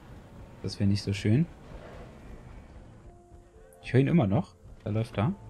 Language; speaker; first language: German; native; German